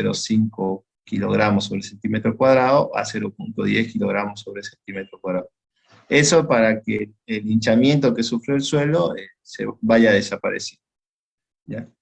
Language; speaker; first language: Spanish; native; Spanish